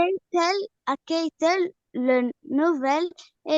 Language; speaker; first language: French; non-native, learner; Arabic